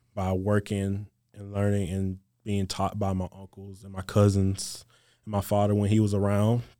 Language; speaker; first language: English; native; English